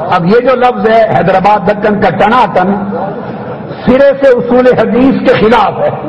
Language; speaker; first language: Urdu; non-native, local second language; Punjabi